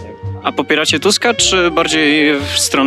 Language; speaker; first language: Polish; native; Polish